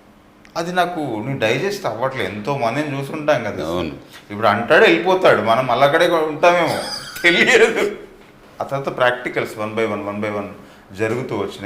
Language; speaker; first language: Telugu; native; Telugu